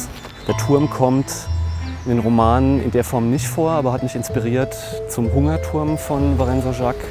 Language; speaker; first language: German; native; German